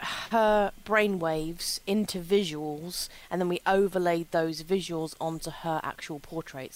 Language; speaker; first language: English; native; English